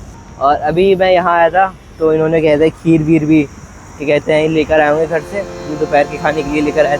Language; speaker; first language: Hindi; native; Hindi